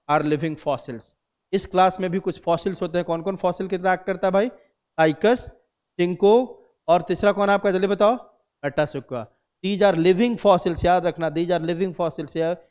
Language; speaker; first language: Hindi; native; Hindi